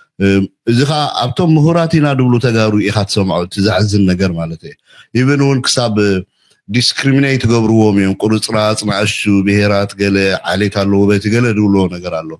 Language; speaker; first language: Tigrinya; native; Tigrinya